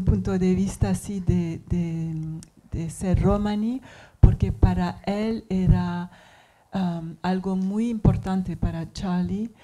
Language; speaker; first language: Spanish; non-native, learner; English